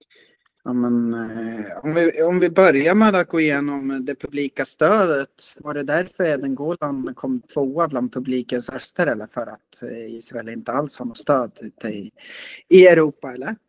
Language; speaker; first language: Swedish; native; Swedish